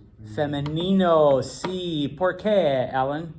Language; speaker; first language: Spanish; non-native, fluent; English